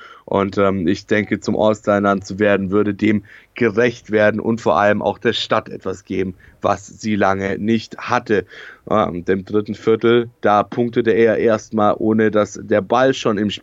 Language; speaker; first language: German; native; German